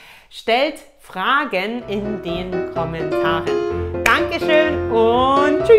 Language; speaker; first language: German; native; German